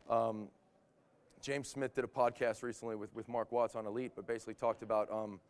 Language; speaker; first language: English; native; English